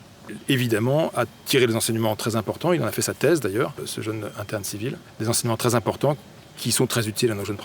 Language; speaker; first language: French; native; French